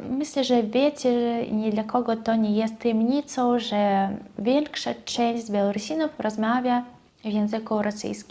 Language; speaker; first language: Polish; non-native, fluent; Russian